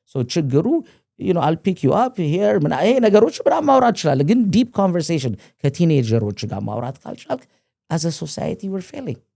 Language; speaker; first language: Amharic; native; Amharic